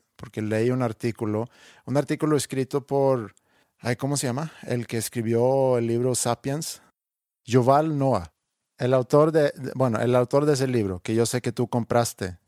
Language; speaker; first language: Spanish; non-native, fluent; Swedish